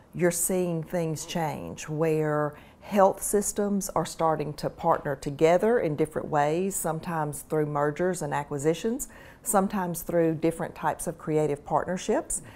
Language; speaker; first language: English; native; English